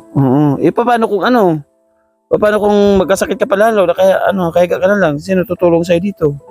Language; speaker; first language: Filipino; non-native, local second language; Waray